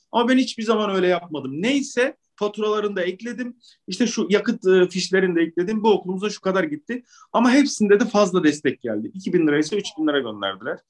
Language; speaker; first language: Turkish; native; Turkish